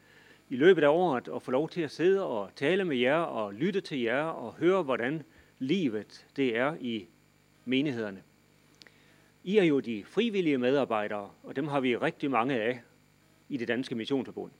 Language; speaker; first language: Danish; native; Danish